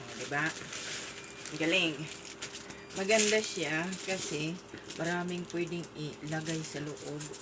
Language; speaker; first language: Filipino; non-native, local second language; Waray